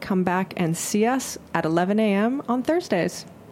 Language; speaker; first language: English; native; English